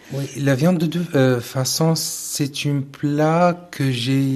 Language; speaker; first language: French; non-native, learner; Arabic